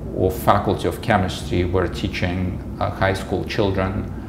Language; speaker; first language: English; non-native, fluent; Russian